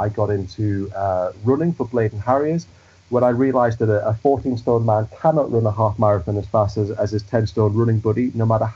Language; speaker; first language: English; native; English